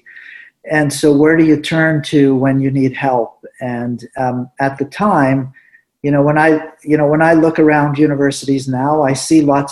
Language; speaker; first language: English; early bilingual, other home language; Spanish